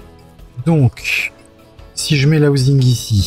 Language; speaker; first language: French; native; French